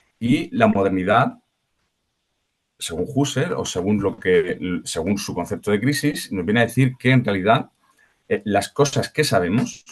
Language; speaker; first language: Spanish; native; Spanish